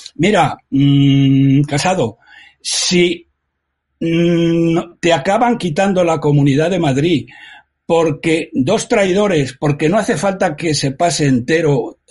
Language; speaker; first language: Spanish; native; Spanish